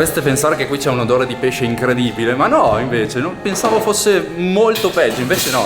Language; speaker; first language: Italian; native; Italian